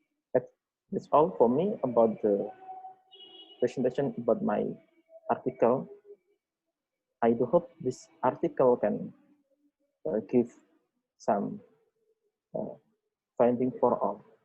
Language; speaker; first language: English; non-native, learner; Indonesian